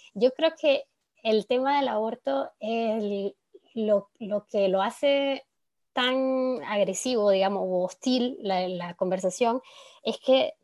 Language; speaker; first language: Spanish; native; Spanish